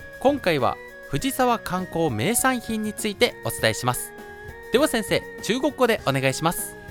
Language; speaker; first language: Japanese; native; Japanese